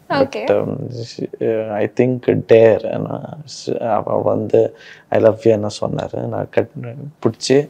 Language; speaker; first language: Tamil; non-native, learner; Kannada